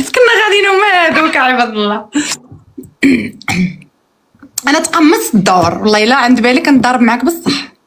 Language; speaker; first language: Arabic; native; Arabic